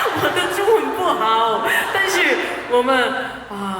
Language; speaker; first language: Chinese; non-native, learner; Korean